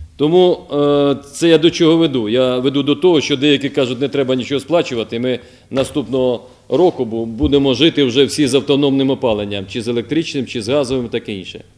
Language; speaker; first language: Ukrainian; native; Ukrainian